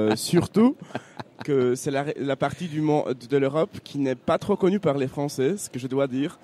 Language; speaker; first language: French; non-native, fluent; Polish